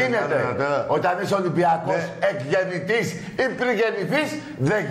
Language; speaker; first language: Greek; native; Greek